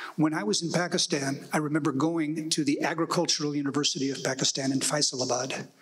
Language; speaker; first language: English; native; English